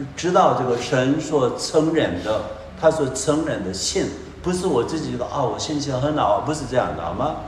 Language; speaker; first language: Chinese; non-native, fluent; Korean